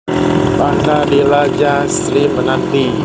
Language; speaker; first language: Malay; non-native, local second language; Chinese